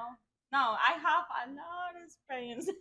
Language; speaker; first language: English; non-native, learner; Spanish